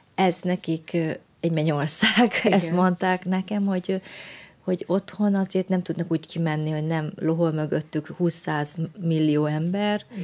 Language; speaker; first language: Hungarian; early bilingual, other home language; Vietnamese